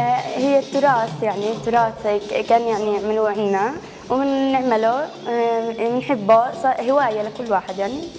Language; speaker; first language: Arabic; native; Arabic